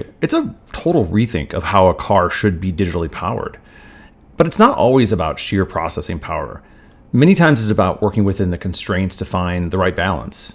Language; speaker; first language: English; native; English